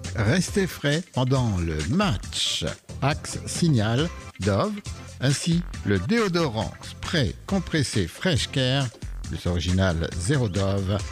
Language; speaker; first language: French; native; French